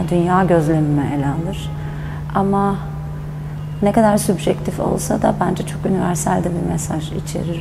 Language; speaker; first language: Turkish; early bilingual, other home language; German